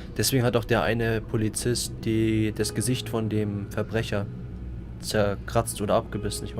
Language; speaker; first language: German; native; German